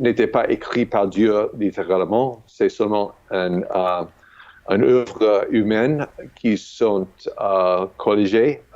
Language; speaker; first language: French; non-native, fluent; English